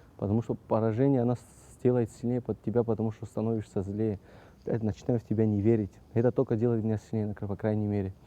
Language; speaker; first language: Russian; non-native, local second language; Abkhazian